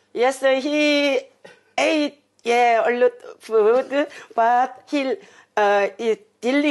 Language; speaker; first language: English; non-native, learner; Korean